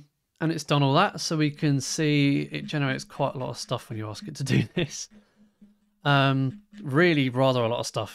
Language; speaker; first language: English; native; English